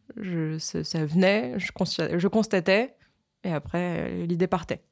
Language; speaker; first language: French; native; French